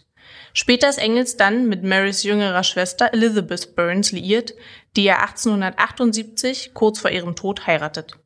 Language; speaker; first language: German; native; German